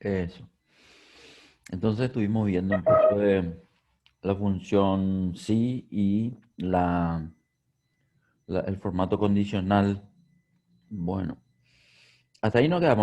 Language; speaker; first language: Spanish; native; Spanish